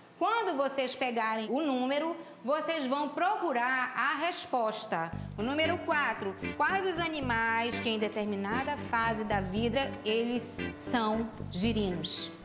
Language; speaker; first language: Portuguese; native; Portuguese